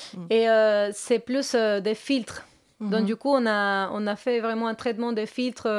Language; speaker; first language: French; non-native, fluent; Spanish